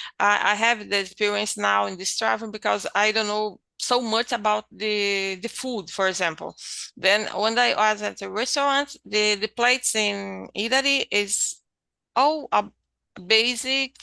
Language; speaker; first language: English; non-native, learner; Portuguese